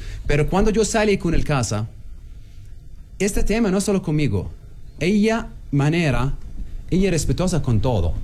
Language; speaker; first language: Spanish; non-native, learner; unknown